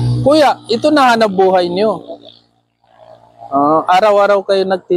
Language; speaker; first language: Filipino; non-native, learner; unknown